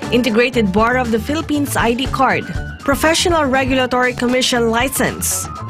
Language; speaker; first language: English; non-native, local second language; Filipino